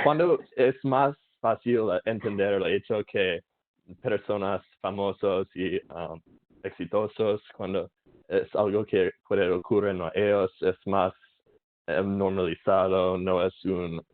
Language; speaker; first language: Spanish; non-native, learner; English